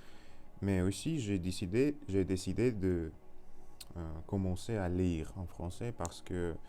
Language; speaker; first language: French; non-native, learner; Russian